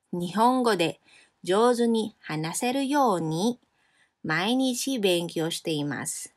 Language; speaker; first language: Japanese; non-native, fluent; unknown